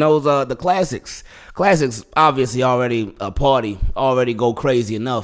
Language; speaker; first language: English; native; English